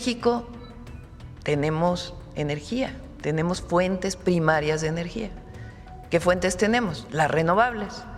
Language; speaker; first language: Spanish; native; Spanish